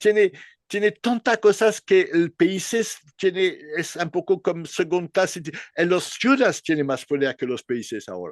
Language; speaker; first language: Spanish; non-native, learner; French